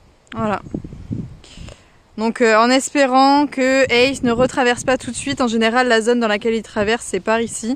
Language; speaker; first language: French; native; French